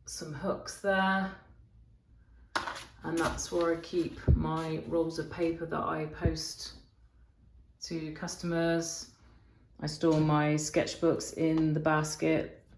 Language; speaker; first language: English; native; English